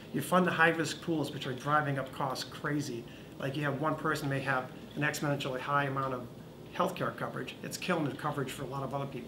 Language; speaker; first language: English; native; English